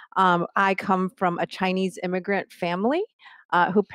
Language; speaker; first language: English; native; English